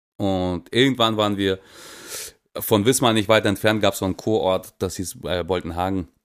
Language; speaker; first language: German; native; German